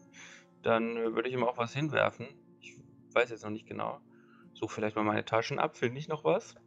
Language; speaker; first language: German; native; German